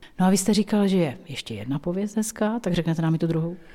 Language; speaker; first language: Czech; native; Czech